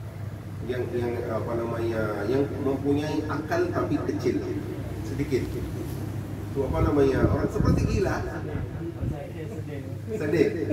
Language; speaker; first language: Indonesian; non-native, fluent; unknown